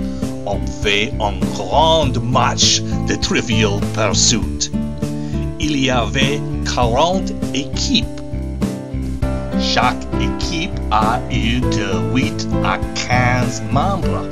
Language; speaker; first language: French; non-native, learner; English